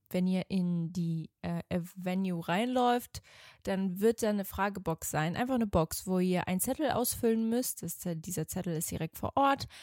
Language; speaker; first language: German; native; German